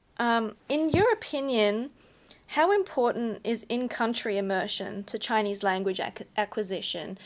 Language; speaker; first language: English; native; English